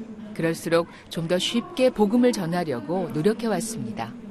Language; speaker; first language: Korean; native; Korean